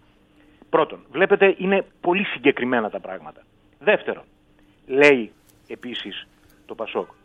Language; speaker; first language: Greek; native; Greek